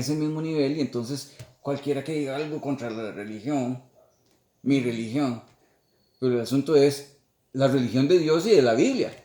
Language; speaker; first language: Spanish; native; Spanish